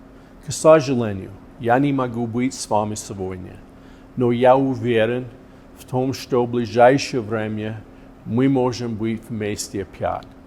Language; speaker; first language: Russian; non-native, fluent; English